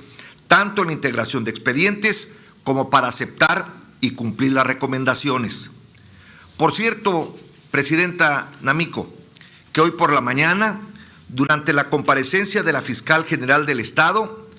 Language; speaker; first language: Spanish; native; Spanish